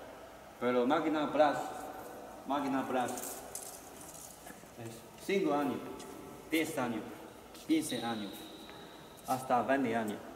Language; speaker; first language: Spanish; non-native, learner; Chinese